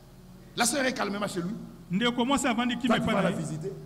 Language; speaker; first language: French; non-native, local second language; Lingala